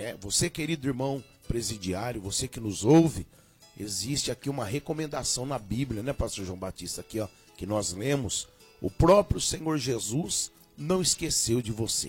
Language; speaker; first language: Portuguese; native; Portuguese